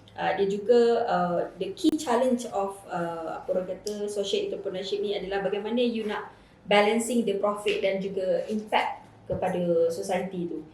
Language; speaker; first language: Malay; native; Malay